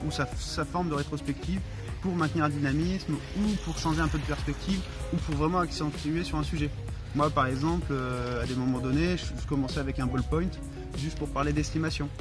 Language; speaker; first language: French; native; French